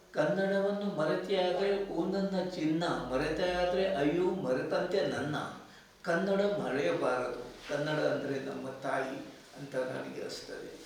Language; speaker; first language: Kannada; non-native, local second language; Konkani